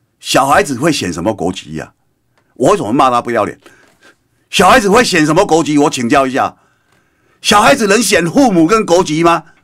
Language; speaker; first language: Chinese; native; Chinese